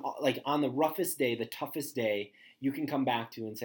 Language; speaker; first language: English; native; English